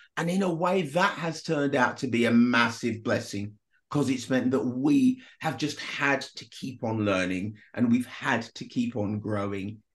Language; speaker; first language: English; native; English